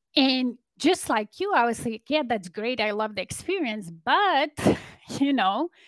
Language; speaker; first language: English; non-native, fluent; Polish